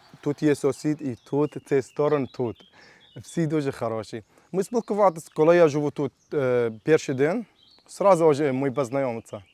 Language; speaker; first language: Ukrainian; non-native, learner; Arabic